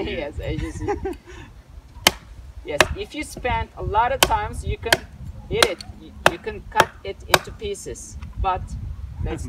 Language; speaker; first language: English; non-native, learner; Turkish